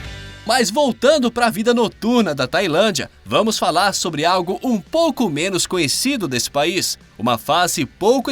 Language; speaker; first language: Portuguese; native; Portuguese